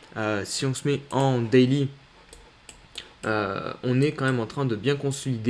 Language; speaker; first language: French; native; French